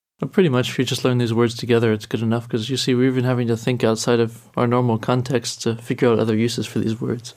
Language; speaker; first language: English; native; English